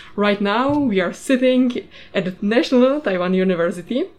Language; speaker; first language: English; non-native, fluent; Czech